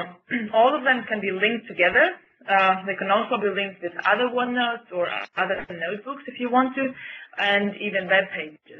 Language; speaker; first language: English; non-native, learner; Latvian